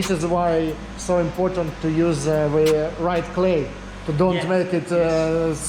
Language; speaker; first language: English; non-native, learner; Russian